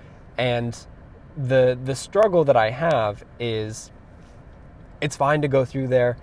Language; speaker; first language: English; native; English